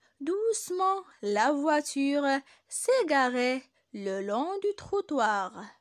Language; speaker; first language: French; non-native, local second language; Arabic